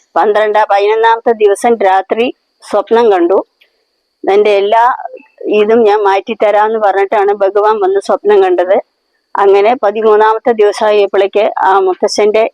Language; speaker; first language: Malayalam; native; Malayalam